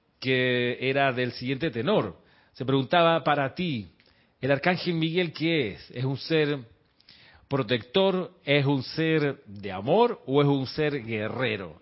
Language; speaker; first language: Spanish; native; Spanish